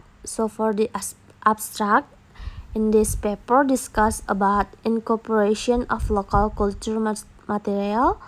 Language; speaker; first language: English; non-native, learner; Indonesian